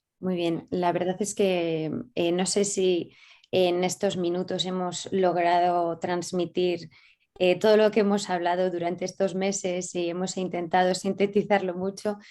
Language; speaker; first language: Spanish; native; Spanish